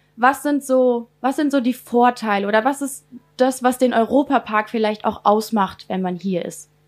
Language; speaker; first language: German; native; German